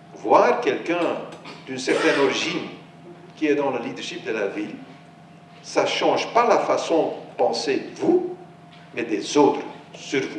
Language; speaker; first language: French; non-native, local second language; Dutch